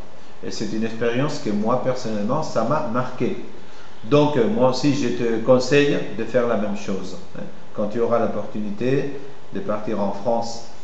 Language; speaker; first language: French; non-native, fluent; Spanish